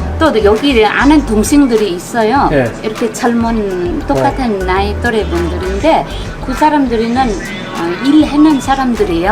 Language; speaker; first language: Korean; non-native, fluent; Nepali